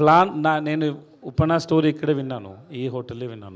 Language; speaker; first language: Telugu; non-native, learner; Tamil